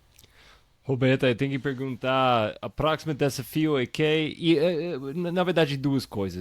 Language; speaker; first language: Portuguese; non-native, fluent; English